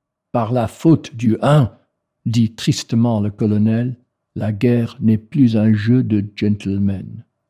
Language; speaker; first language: French; non-native, fluent; English